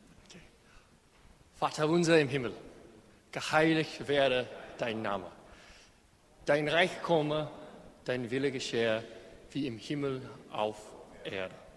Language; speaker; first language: German; non-native, learner; English